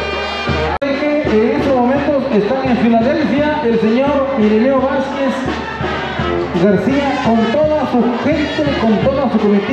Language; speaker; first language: Spanish; native; Spanish